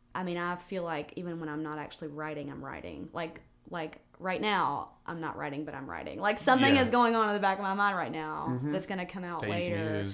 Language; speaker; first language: English; native; English